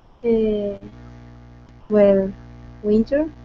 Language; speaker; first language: English; non-native, learner; Spanish